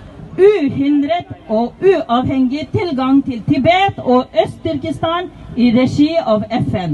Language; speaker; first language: Norwegian; non-native, fluent; Tibetan